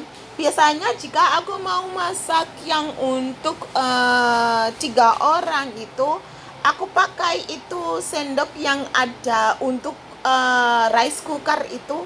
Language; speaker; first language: Indonesian; non-native, fluent; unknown